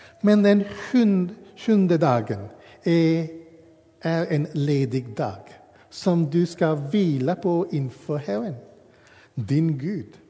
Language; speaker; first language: Swedish; non-native, fluent; English